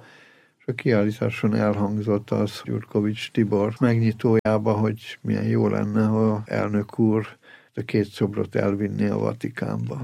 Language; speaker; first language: Hungarian; native; Hungarian